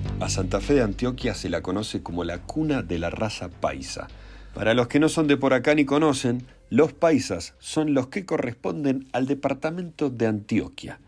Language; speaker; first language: Spanish; native; Spanish